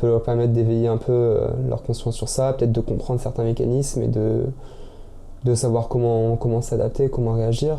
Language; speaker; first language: French; native; French